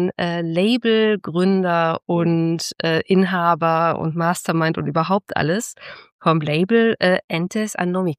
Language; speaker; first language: German; native; German